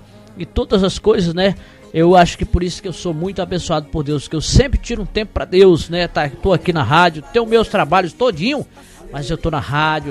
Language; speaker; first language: Portuguese; native; Portuguese